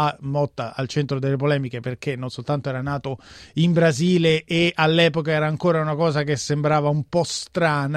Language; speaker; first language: Italian; native; Italian